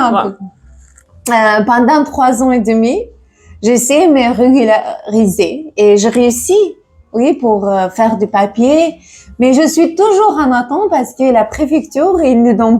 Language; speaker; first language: French; non-native, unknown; Tajik